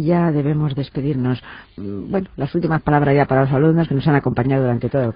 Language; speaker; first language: Spanish; native; Spanish